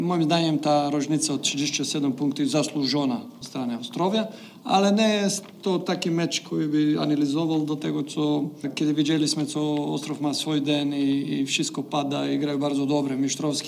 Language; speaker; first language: Polish; non-native, fluent; Macedonian